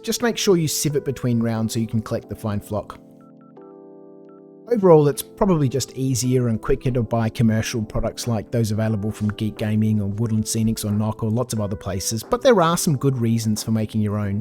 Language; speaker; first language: English; native; English